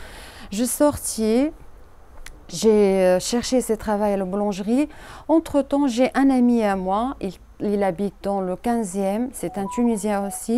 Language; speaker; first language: French; non-native, learner; Arabic